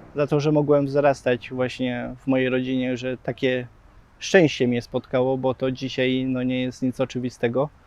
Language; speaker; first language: Polish; native; Polish